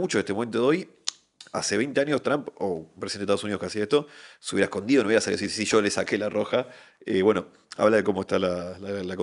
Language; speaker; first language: Spanish; native; Spanish